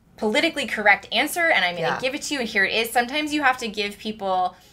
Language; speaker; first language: English; native; English